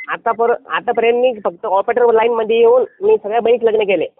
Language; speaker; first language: Marathi; native; Marathi